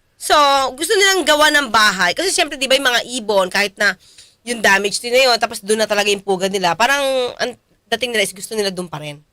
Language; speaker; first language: Filipino; native; Filipino